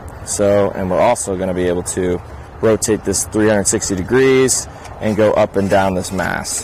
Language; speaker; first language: English; native; English